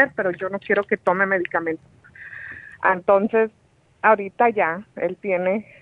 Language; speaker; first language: Spanish; native; Spanish